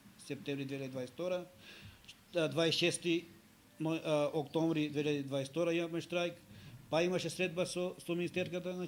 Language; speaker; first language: Macedonian; native; Macedonian